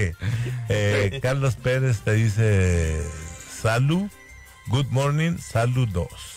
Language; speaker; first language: Spanish; native; Spanish